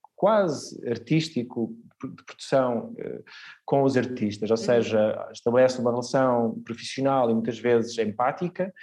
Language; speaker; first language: Portuguese; early bilingual, other home language; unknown